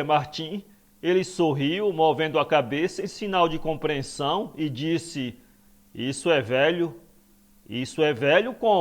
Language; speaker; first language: Portuguese; native; Portuguese